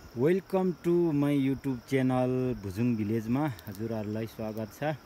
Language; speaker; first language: Nepali; non-native, local second language; Gurung